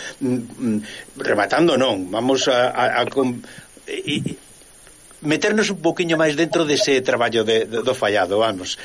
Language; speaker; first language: Galician; native; Galician